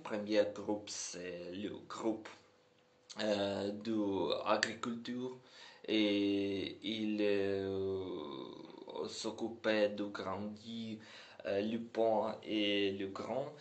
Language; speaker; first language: French; non-native, learner; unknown